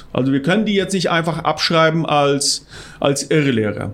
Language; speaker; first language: German; non-native, local second language; Plautdietsch